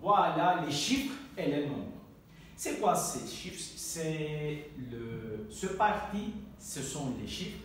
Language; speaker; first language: French; non-native, fluent; Turkish